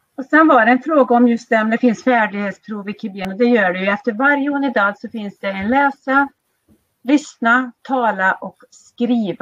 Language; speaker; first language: Swedish; native; Swedish